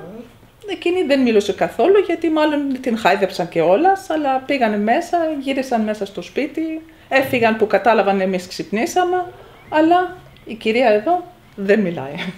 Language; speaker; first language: Greek; non-native, fluent; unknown